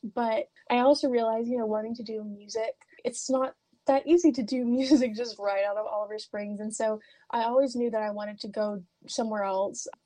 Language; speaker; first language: English; native; English